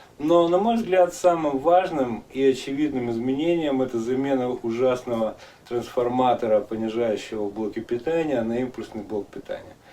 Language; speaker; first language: Russian; native; Russian